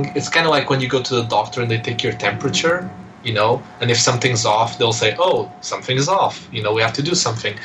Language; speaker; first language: English; non-native, fluent; Portuguese